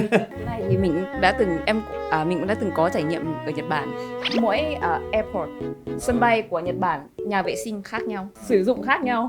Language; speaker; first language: Vietnamese; non-native, fluent; Lao